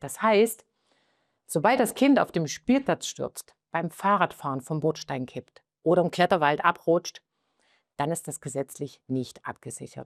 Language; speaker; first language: German; native; German